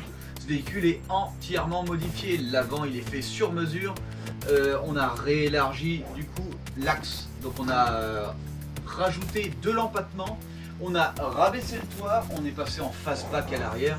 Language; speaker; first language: French; native; French